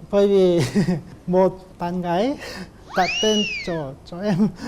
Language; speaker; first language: Vietnamese; non-native, learner; Korean